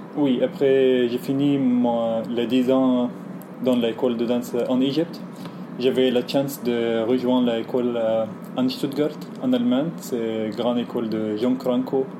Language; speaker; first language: French; non-native, learner; Arabic